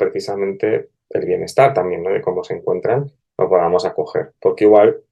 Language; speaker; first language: Spanish; native; Spanish